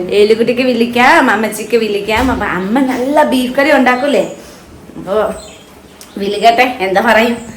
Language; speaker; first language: Malayalam; non-native, fluent; Nepali